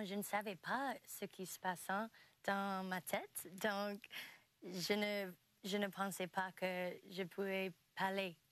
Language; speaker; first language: French; non-native, local second language; English